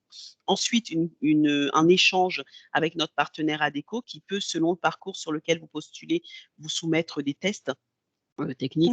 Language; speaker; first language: French; native; French